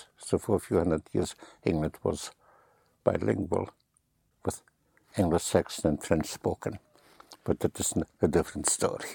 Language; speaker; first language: English; non-native, fluent; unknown